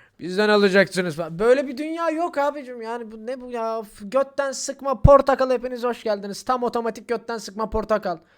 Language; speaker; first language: Turkish; native; Turkish